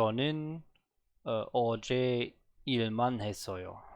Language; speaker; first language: Korean; non-native, learner; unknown